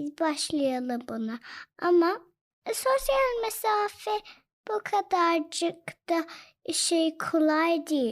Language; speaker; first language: Turkish; early bilingual, heritage; Turkish